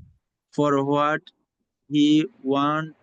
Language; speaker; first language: English; non-native, learner; Bangla